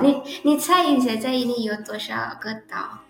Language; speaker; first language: Chinese; early bilingual, heritage; Indonesian